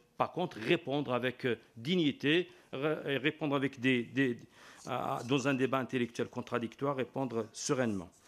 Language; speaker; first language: French; non-native, local second language; Arabic